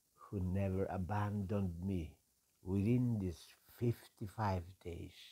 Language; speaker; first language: English; non-native, local second language; Iloko